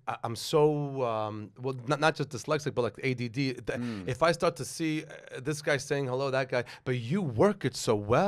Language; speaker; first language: English; native; English